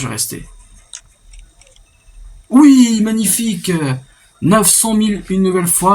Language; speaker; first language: French; native; French